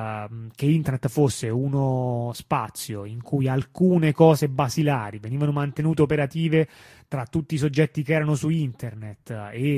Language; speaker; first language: Italian; native; Italian